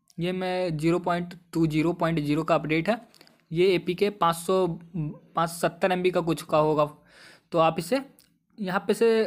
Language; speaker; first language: Hindi; native; Hindi